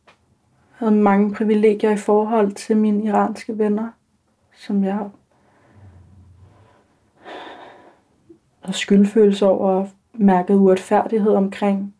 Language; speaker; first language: Danish; early bilingual, other home language; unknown